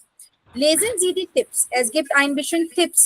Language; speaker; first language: German; non-native, fluent; Hindi